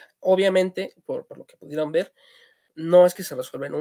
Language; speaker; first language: Spanish; native; Spanish